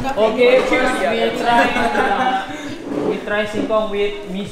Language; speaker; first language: English; non-native, fluent; Indonesian